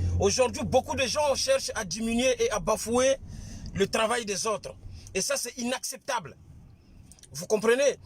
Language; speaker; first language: French; non-native, local second language; Lingala